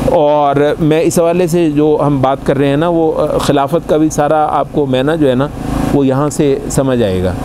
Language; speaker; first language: Urdu; non-native, local second language; Punjabi